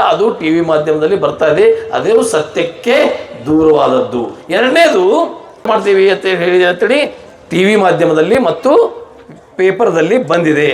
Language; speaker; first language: Kannada; native; Kannada